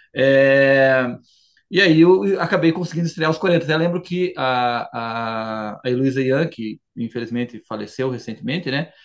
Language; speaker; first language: Portuguese; native; Portuguese